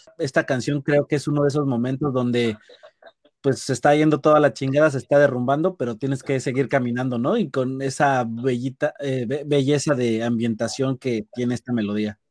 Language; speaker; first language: Spanish; native; Spanish